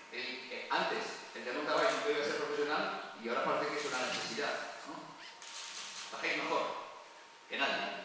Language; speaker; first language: Spanish; native; Spanish